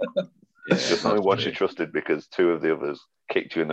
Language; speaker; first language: English; native; English